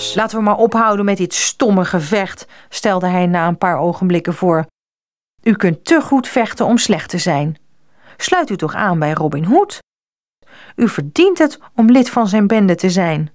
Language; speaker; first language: Dutch; native; Dutch